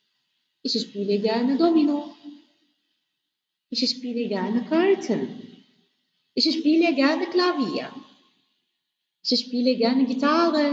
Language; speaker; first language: German; non-native, fluent; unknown